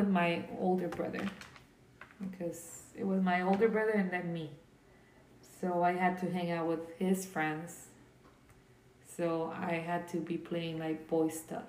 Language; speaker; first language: English; early bilingual, other home language; Spanish